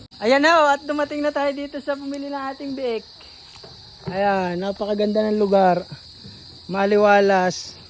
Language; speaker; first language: Filipino; native; Filipino